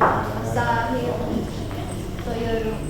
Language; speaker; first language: Japanese; non-native, learner; Indonesian